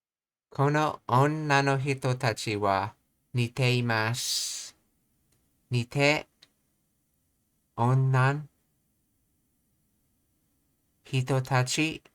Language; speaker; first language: Japanese; non-native, learner; English